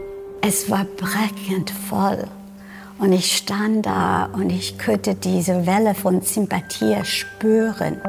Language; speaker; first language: German; non-native, fluent; English